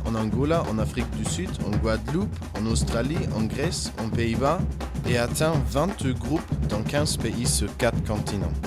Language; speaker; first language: French; non-native, fluent; German